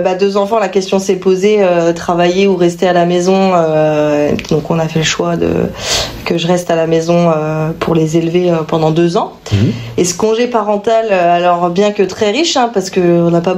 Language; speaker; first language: French; native; French